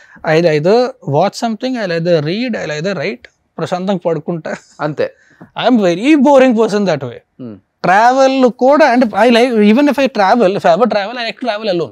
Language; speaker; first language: Telugu; native; Telugu